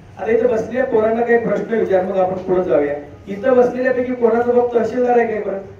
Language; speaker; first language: Marathi; native; Marathi